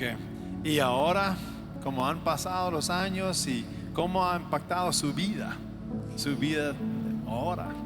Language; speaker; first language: Spanish; non-native, fluent; English